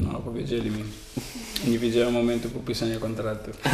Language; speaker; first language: Polish; non-native, learner; Italian